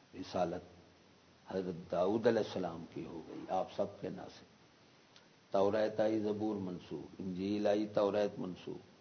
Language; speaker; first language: Urdu; non-native, local second language; Punjabi